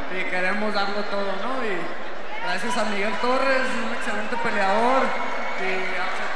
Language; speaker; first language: Spanish; native; Spanish